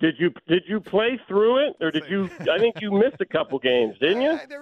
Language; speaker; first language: English; native; English